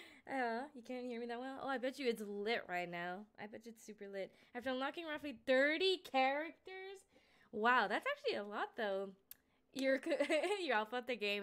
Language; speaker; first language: English; early bilingual, other home language; Spanish